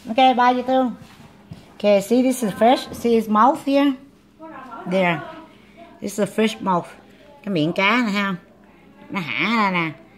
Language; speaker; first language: English; non-native, fluent; Vietnamese